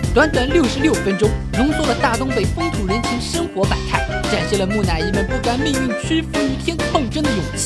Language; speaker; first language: Chinese; native; Chinese